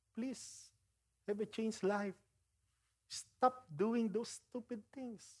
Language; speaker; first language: English; non-native, local second language; Filipino